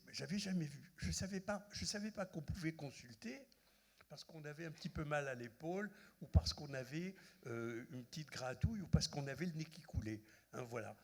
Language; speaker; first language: French; non-native, local second language; Arabic